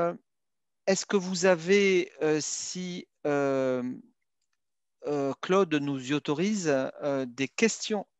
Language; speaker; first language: French; native; French